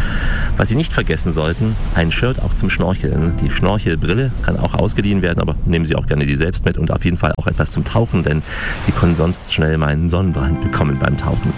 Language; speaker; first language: German; native; German